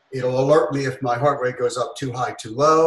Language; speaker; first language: English; native; English